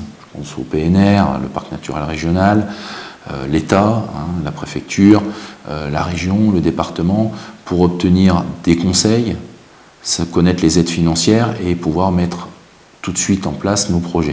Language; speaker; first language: French; native; French